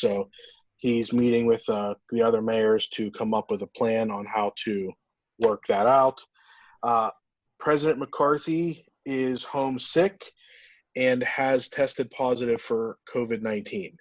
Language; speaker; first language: English; native; English